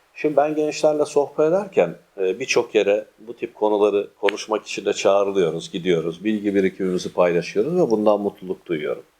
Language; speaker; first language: Turkish; native; Turkish